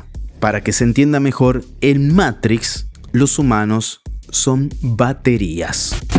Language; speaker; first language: Spanish; native; Spanish